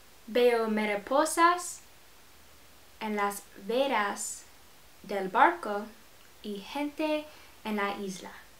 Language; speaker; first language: Spanish; non-native, learner; English